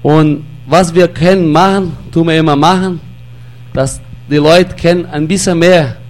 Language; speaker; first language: German; early bilingual, heritage; German